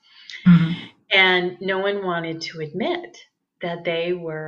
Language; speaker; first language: English; native; English